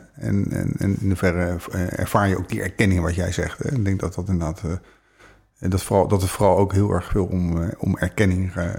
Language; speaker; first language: Dutch; native; Dutch